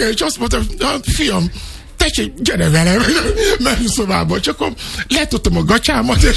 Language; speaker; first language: Hungarian; non-native, fluent; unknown